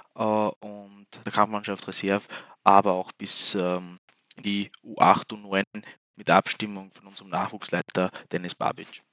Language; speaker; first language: German; native; German